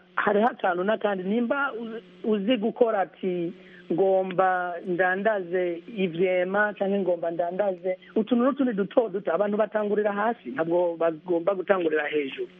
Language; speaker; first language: Rundi; early bilingual, heritage; Rundi